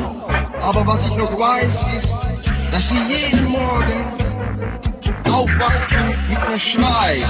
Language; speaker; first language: German; non-native, learner; Dutch